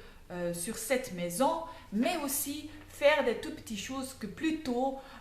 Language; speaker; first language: French; non-native, fluent; Dutch